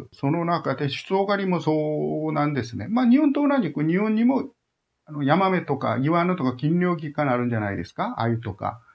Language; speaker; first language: Japanese; non-native, fluent; Korean